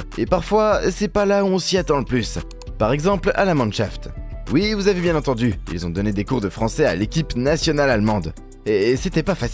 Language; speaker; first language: French; native; French